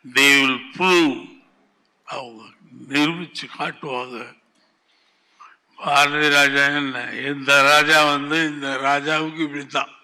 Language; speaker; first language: Tamil; native; Tamil